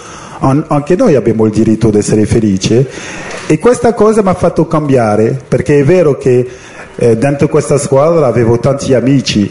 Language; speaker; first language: Italian; non-native, fluent; French